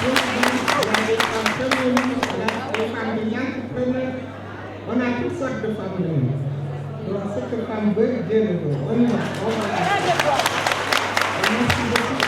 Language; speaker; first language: French; non-native, local second language; Wolof